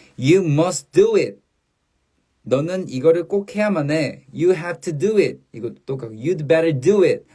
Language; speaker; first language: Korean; native; Korean